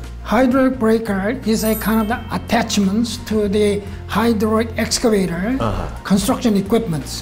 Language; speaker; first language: English; non-native, fluent; Korean